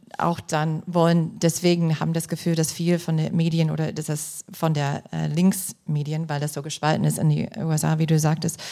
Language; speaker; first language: German; non-native, fluent; English